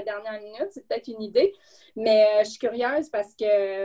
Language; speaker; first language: French; native; French